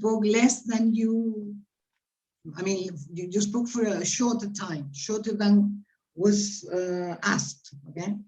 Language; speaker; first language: English; non-native, fluent; Spanish